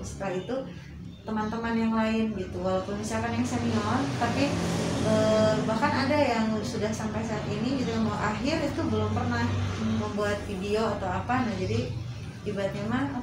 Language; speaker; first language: Indonesian; non-native, local second language; Sundanese